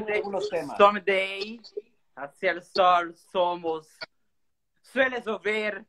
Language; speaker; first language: Spanish; non-native, learner; Portuguese